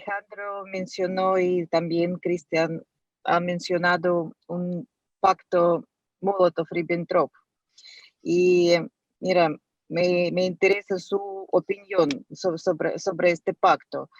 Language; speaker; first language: Spanish; non-native, fluent; Russian